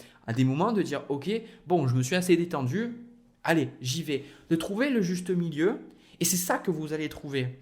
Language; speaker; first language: French; native; French